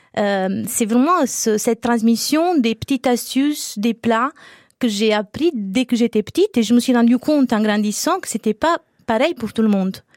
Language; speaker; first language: French; non-native, fluent; Italian